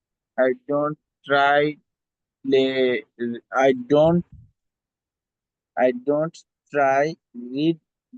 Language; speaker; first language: English; non-native, learner; Bangla